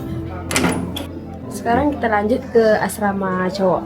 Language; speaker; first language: Indonesian; native; Indonesian